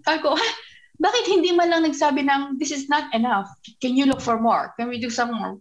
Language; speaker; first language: English; non-native, local second language; Filipino